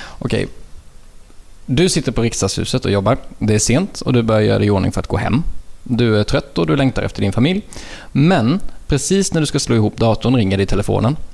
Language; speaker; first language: Swedish; native; Swedish